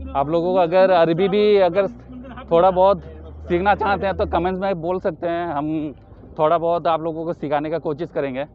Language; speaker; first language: Hindi; non-native, local second language; Kok Borok